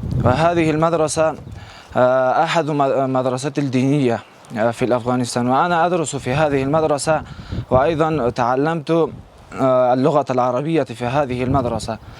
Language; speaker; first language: Arabic; non-native, learner; Persian